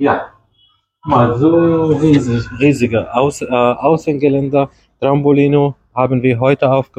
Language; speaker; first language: German; non-native, fluent; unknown